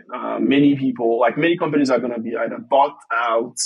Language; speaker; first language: English; non-native, fluent; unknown